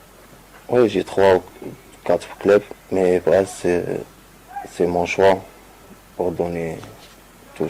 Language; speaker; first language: French; non-native, learner; Arabic